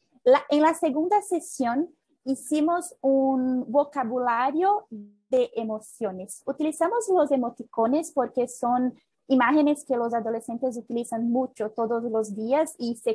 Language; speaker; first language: Spanish; non-native, fluent; Portuguese